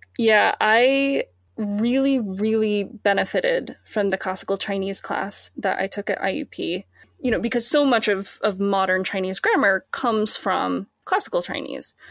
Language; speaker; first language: English; native; English